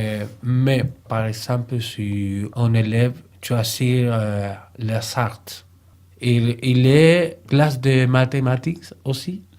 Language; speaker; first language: French; non-native, learner; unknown